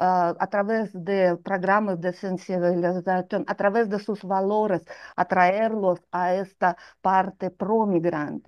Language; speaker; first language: Spanish; non-native, fluent; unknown